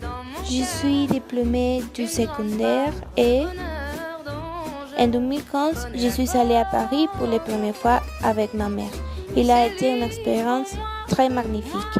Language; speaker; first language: French; non-native, learner; Spanish